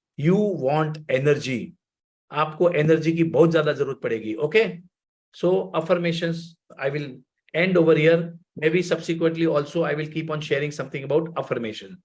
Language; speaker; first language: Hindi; non-native, local second language; Gujarati